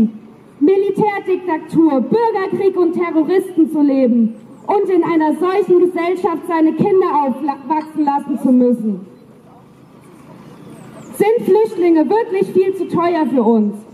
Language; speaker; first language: German; native; German